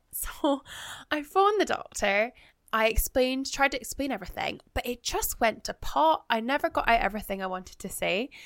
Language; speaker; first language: English; native; English